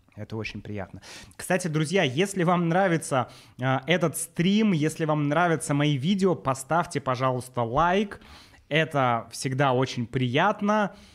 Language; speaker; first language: Russian; native; Russian